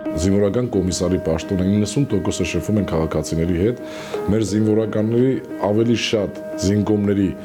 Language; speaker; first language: Armenian; native; Armenian